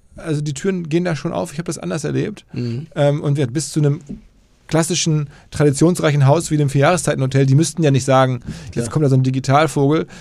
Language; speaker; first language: German; native; German